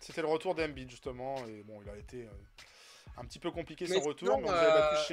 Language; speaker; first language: French; native; French